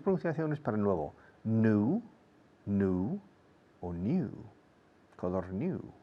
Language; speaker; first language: Spanish; non-native, fluent; English